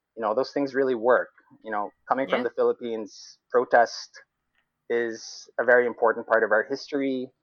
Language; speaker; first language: English; non-native, local second language; Cebuano